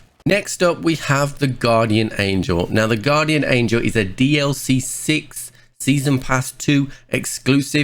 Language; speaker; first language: English; native; English